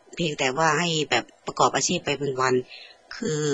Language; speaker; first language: Thai; native; Thai